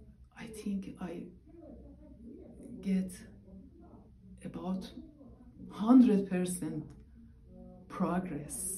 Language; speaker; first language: English; non-native, learner; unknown